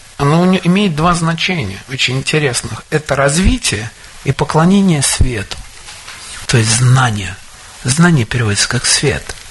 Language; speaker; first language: Russian; native; Russian